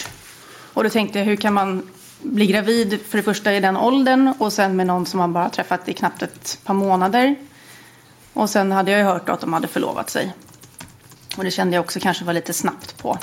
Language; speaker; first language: Swedish; native; Swedish